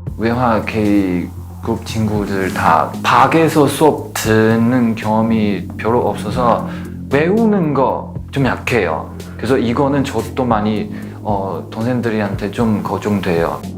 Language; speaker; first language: Korean; non-native, learner; Chinese